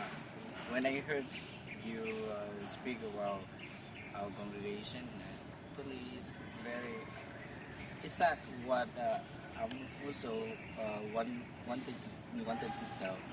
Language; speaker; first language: English; non-native, fluent; Vietnamese